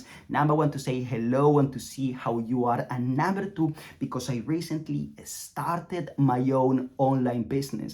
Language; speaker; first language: English; non-native, fluent; Spanish